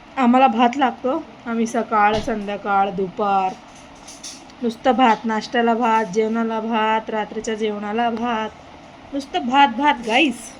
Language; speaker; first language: Marathi; non-native, local second language; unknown